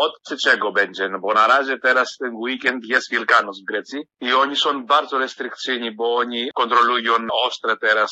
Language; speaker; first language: Polish; non-native, fluent; Greek